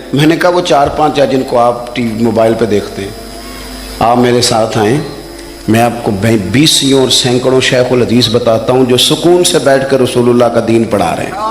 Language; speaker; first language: Urdu; non-native, local second language; Punjabi